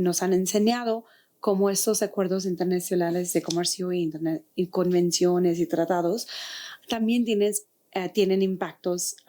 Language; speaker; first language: Spanish; non-native, fluent; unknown